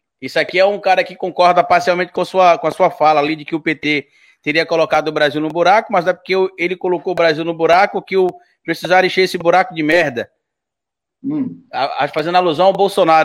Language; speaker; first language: Portuguese; native; Portuguese